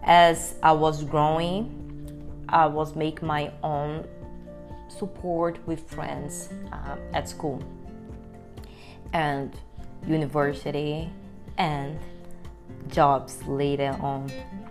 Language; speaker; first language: English; non-native, fluent; Portuguese